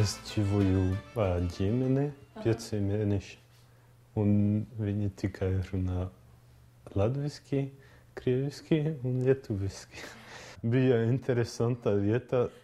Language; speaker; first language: Latvian; non-native, learner; French